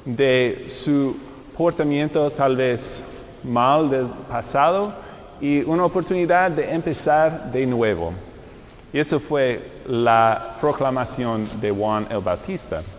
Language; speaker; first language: Spanish; non-native, fluent; English